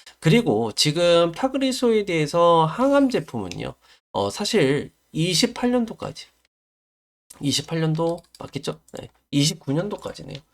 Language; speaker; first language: Korean; native; Korean